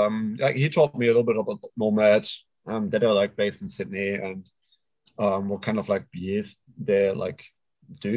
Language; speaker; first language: English; non-native, fluent; German